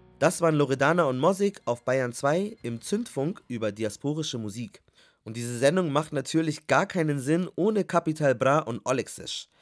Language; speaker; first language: German; native; German